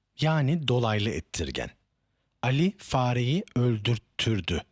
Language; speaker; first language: Turkish; native; Turkish